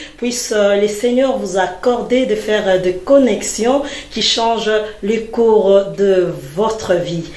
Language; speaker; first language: French; non-native, local second language; Lingala